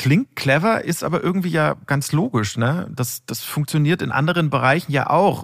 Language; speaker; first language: German; native; German